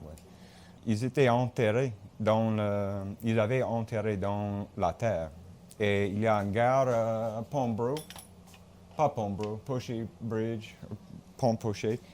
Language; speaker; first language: French; non-native, local second language; English